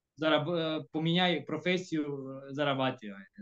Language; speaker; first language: Russian; non-native, fluent; Croatian